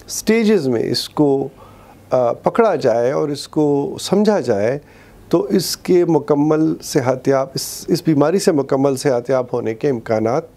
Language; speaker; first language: Urdu; non-native, local second language; Pashto